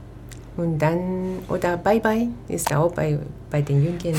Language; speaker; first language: German; non-native, fluent; Japanese